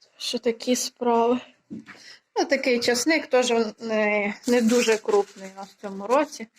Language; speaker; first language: Ukrainian; native; Ukrainian